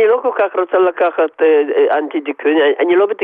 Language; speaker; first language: Hebrew; non-native, fluent; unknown